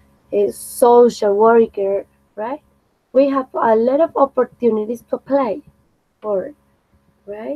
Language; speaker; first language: English; non-native, fluent; Spanish